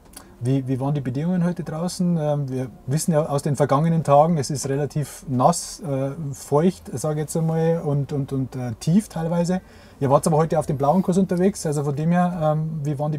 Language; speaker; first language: German; native; German